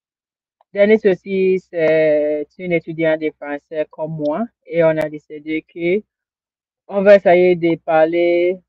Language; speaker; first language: French; non-native, learner; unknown